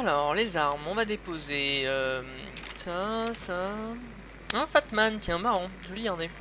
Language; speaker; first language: French; native; French